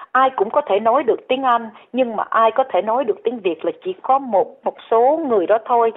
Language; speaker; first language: Vietnamese; early bilingual, heritage; Vietnamese